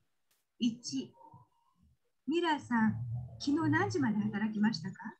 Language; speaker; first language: Japanese; non-native, learner; Indonesian